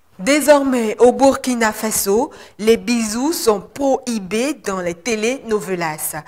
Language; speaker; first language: French; non-native, local second language; Yoruba